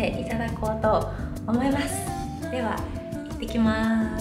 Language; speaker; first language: Japanese; native; Japanese